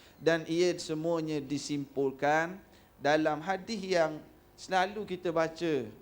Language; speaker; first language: Malay; native; Malay